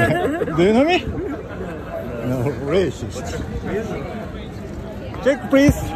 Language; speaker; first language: English; non-native, learner; Japanese